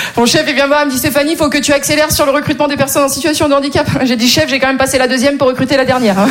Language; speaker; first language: French; native; French